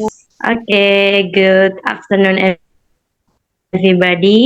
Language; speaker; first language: English; non-native, learner; Indonesian